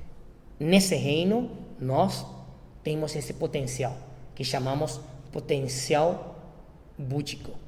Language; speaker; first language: Portuguese; non-native, fluent; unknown